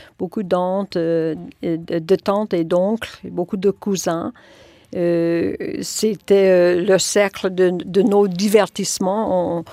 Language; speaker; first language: French; non-native, local second language; English